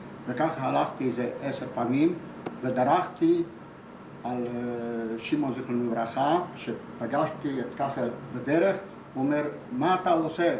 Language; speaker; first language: Hebrew; non-native, fluent; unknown